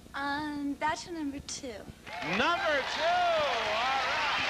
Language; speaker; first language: English; native; English